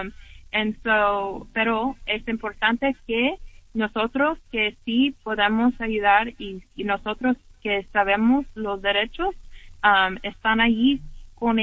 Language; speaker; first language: Spanish; early bilingual, heritage; English